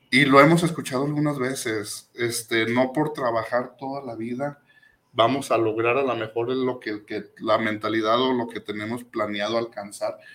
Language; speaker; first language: Spanish; native; Spanish